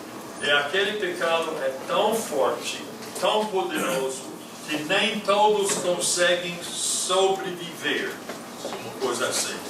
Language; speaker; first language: Portuguese; non-native, fluent; English